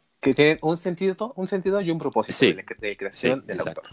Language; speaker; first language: Spanish; native; Spanish